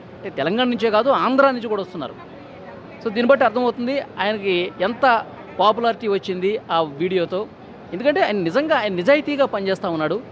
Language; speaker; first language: Telugu; native; Telugu